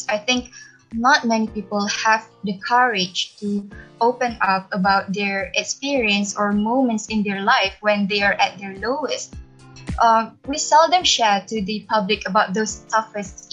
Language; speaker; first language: English; non-native, local second language; Malay